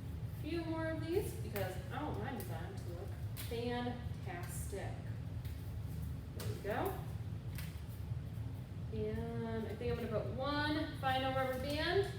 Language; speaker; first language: English; native; English